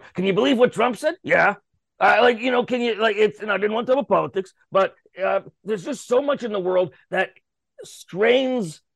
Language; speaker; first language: English; native; English